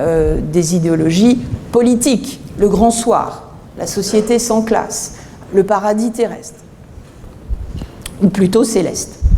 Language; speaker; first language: French; native; French